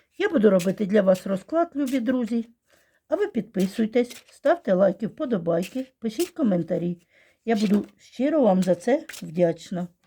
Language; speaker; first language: Ukrainian; non-native, local second language; Russian